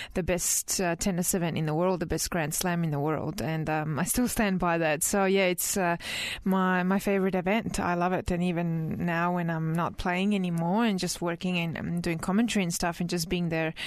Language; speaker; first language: English; early bilingual, other home language; Croatian